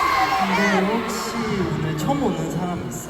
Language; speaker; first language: Korean; non-native, fluent; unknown